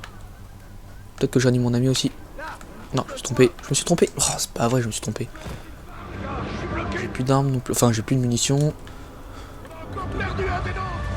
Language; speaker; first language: French; native; French